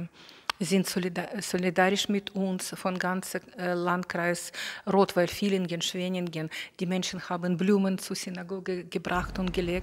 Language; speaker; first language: German; non-native, fluent; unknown